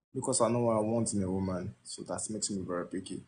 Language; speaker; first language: English; non-native, local second language; Yoruba